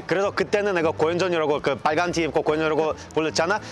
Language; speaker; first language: Korean; non-native, fluent; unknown